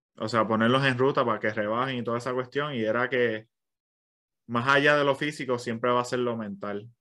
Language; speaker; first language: Spanish; early bilingual, other home language; English